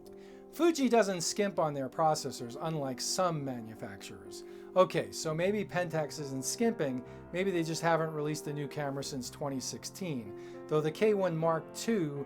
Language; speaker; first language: English; native; English